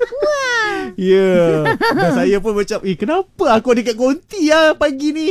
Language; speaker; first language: Malay; native; Malay